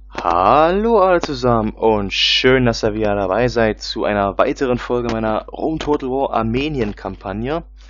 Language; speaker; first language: German; native; German